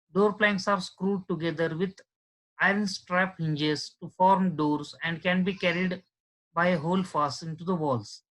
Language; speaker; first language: English; non-native, local second language; Marathi